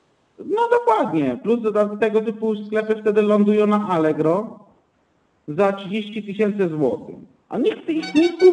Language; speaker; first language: Polish; non-native, fluent; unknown